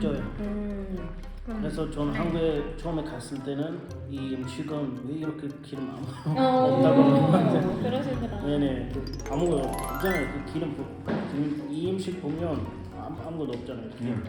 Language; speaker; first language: Korean; non-native, learner; Tajik